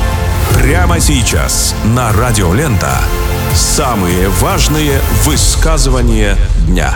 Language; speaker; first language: Russian; native; Russian